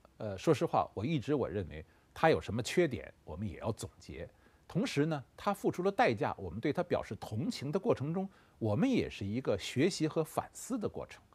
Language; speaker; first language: Chinese; native; Chinese